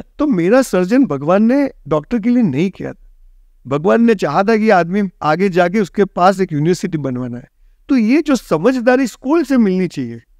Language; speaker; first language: Hindi; non-native, local second language; Gujarati